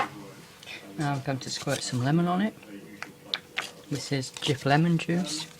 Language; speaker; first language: English; native; English